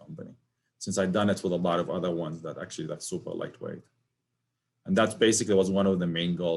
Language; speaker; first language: English; non-native, fluent; Arabic